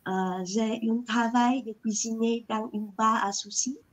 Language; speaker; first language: French; non-native, learner; Vietnamese